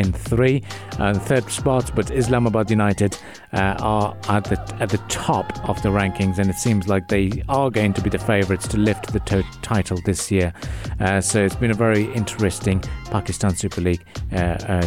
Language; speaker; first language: English; non-native, local second language; Urdu